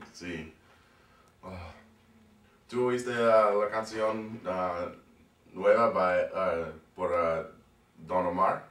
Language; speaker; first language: Spanish; non-native, learner; English